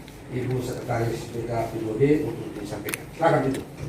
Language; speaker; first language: Indonesian; native; Indonesian